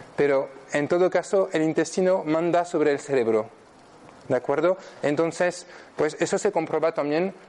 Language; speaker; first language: Spanish; non-native, fluent; French